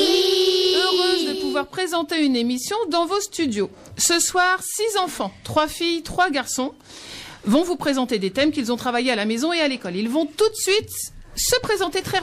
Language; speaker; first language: French; native; French